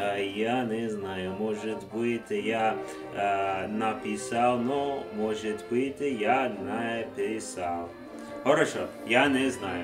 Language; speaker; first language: Russian; non-native, learner; English